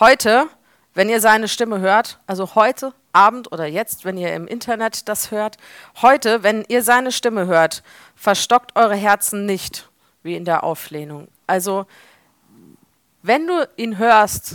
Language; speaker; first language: German; native; German